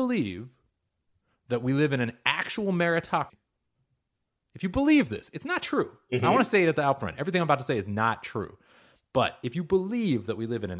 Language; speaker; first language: English; early bilingual, other home language; Hebrew